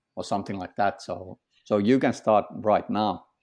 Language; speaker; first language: English; non-native, fluent; Finnish